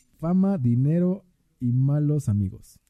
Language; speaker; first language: Spanish; native; Spanish